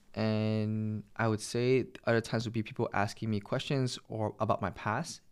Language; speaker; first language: English; native; English